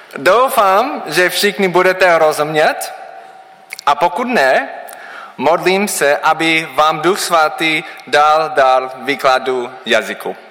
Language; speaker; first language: Czech; non-native, learner; English